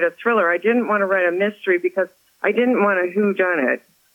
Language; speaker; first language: English; native; English